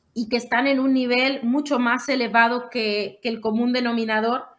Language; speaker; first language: Spanish; native; Spanish